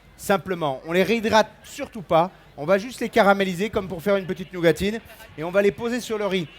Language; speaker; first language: French; native; French